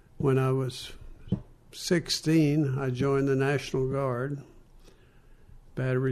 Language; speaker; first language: English; native; English